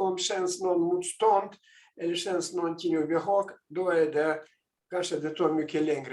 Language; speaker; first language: Swedish; non-native, fluent; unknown